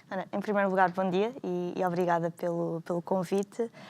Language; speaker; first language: Portuguese; native; Portuguese